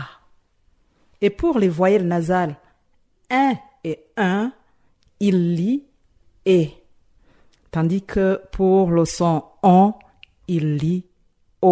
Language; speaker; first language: French; non-native, local second language; Rundi